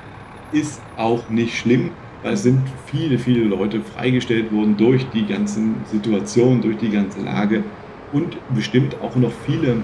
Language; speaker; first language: German; native; German